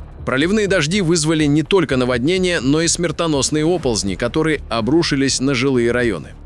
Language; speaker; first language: Russian; native; Russian